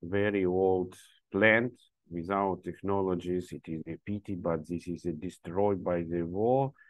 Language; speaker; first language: English; non-native, learner; Ukrainian